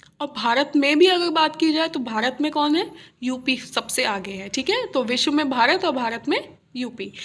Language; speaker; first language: Hindi; native; Hindi